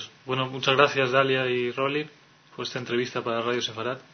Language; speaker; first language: Spanish; native; Spanish